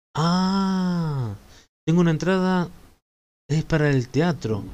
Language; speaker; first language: Spanish; native; Spanish